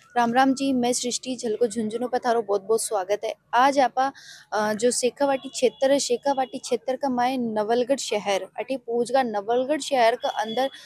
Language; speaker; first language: Hindi; native; Hindi